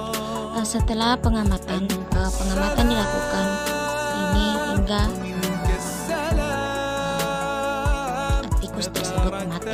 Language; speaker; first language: Indonesian; native; Indonesian